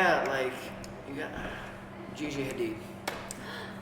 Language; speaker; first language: English; native; English